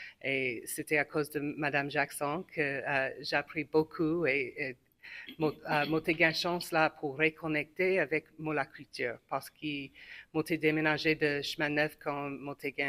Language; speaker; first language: French; non-native, local second language; English